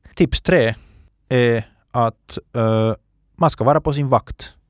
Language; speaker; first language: Swedish; native; Swedish